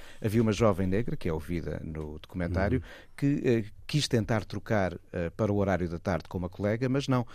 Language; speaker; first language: Portuguese; native; Portuguese